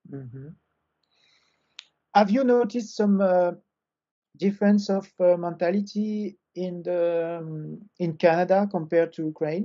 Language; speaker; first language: English; non-native, fluent; French